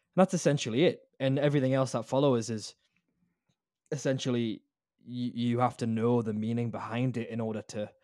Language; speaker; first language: English; native; English